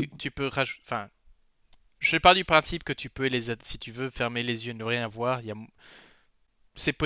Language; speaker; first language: French; native; French